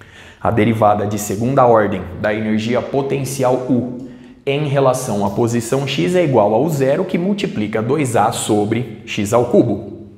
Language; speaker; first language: Portuguese; native; Portuguese